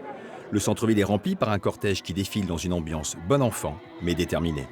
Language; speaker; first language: French; native; French